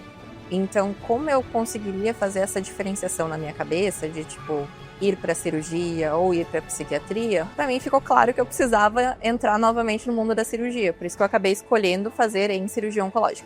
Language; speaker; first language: Portuguese; native; Portuguese